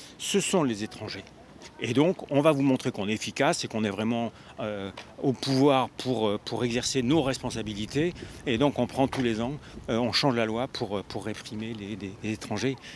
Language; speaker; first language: French; native; French